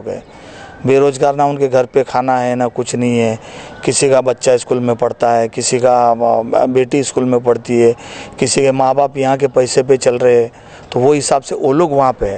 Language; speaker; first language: Hindi; native; Hindi